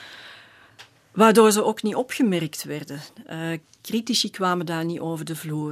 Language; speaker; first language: Dutch; native; Dutch